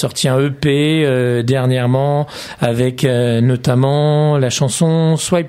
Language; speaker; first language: French; native; French